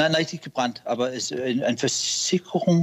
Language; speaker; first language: German; non-native, learner; Danish